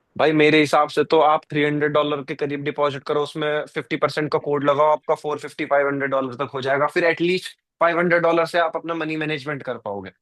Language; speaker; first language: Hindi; native; Hindi